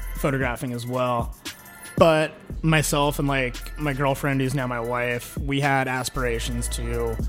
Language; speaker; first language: English; native; English